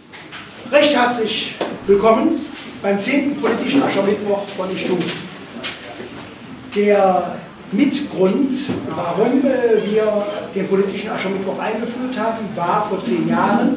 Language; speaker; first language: German; native; German